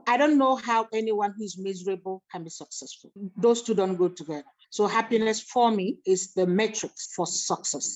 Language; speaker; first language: English; non-native, local second language; Igbo